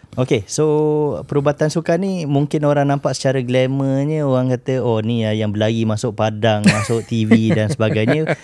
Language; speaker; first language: Malay; native; Malay